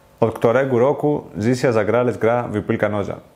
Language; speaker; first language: Polish; non-native, learner; Greek